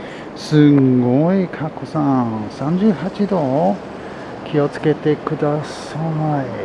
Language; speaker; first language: Japanese; non-native, learner; English